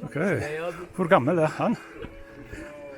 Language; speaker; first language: Swedish; non-native, fluent; Polish